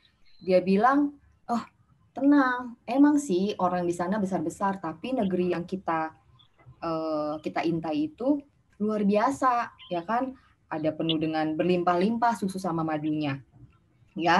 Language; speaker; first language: Indonesian; native; Indonesian